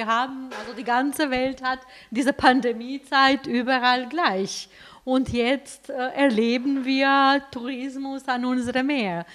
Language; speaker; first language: German; non-native, fluent; Albanian